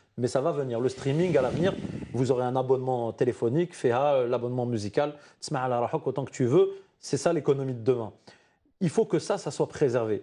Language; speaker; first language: French; non-native, local second language; Arabic